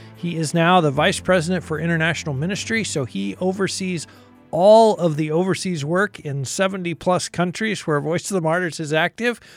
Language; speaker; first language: English; native; English